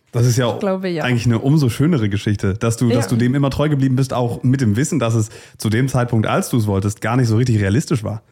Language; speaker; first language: German; native; German